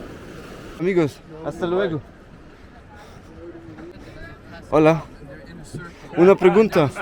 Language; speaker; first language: Spanish; non-native, learner; German